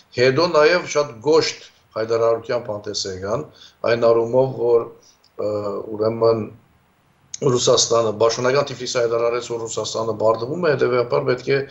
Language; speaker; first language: Armenian; early bilingual, heritage; Armenian